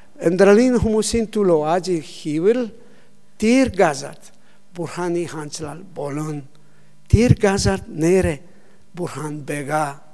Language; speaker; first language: Mongolian; non-native, learner; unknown